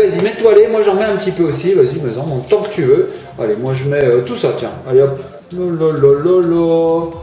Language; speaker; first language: French; native; French